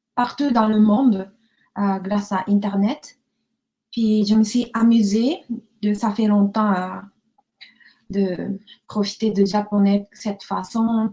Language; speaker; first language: French; non-native, learner; Japanese